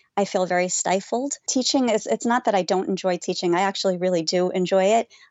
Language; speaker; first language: English; native; English